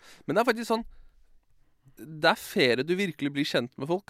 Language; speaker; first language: Norwegian; native; Norwegian